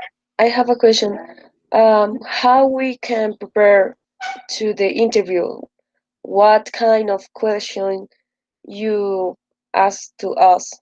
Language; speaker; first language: English; non-native, learner; Spanish